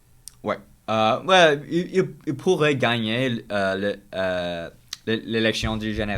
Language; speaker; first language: French; non-native, local second language; English